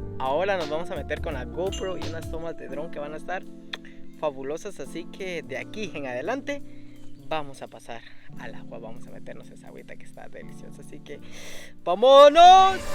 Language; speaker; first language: Spanish; native; Spanish